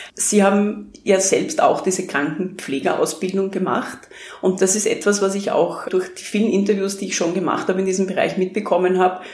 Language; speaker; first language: German; native; German